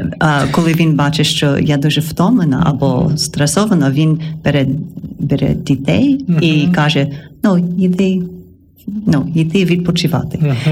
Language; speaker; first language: Ukrainian; non-native, learner; English